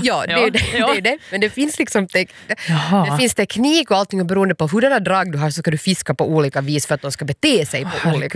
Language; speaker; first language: Swedish; native; Swedish